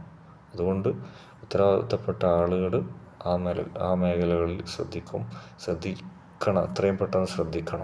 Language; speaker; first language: Malayalam; native; Malayalam